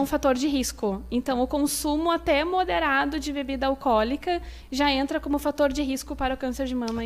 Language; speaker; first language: Portuguese; native; Portuguese